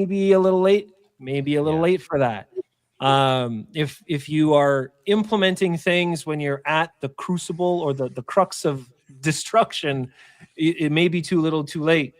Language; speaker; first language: English; native; English